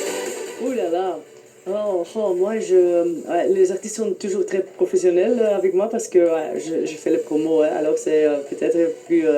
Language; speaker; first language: French; non-native, local second language; Dutch